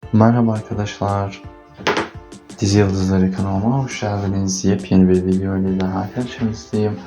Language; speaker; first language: Turkish; native; Turkish